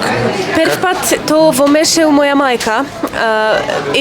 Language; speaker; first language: Macedonian; non-native, learner; Polish